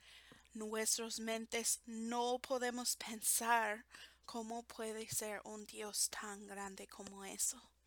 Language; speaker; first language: Spanish; non-native, fluent; English